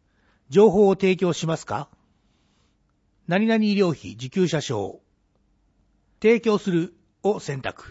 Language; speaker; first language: Japanese; native; Japanese